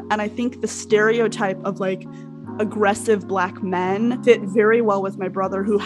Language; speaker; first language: English; native; English